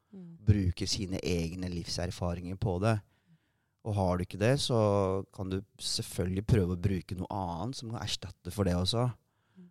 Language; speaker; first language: Norwegian; early bilingual, other home language; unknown